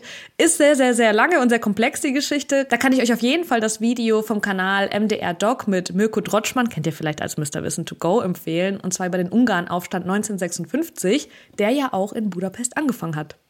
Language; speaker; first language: German; early bilingual, other home language; Russian